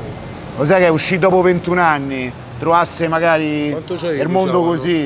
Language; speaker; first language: Italian; native; Italian